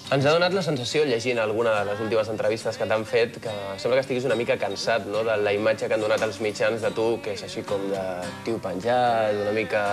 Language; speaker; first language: Catalan; native; Catalan